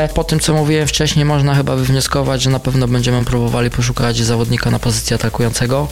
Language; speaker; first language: Polish; native; Polish